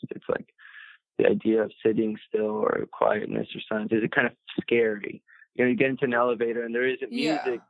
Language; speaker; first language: English; early bilingual, other home language; Spanish